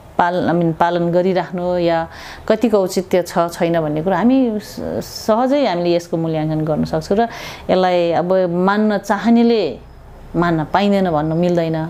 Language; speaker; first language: Nepali; non-native, local second language; Tibetan